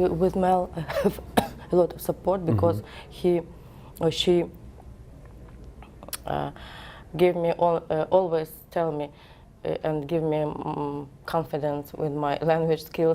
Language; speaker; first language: English; non-native, learner; Ukrainian